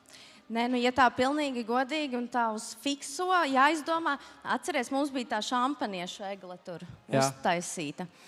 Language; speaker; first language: Latvian; native; Latvian